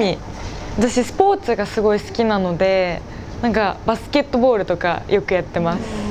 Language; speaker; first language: Japanese; native; Japanese